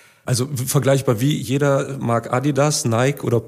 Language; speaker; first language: German; native; German